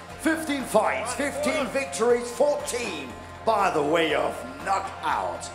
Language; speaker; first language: English; non-native, fluent; German